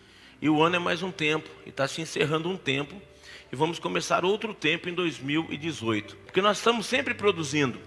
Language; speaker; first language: Portuguese; native; Portuguese